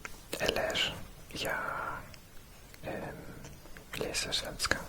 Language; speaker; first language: Swedish; non-native, learner; English